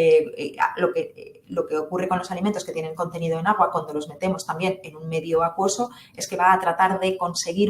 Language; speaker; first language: Spanish; native; Spanish